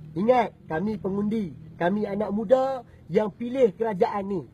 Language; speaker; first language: Malay; native; Malay